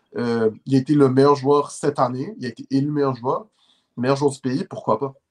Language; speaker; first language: French; native; French